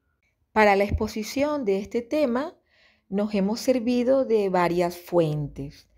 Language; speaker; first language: Spanish; native; Spanish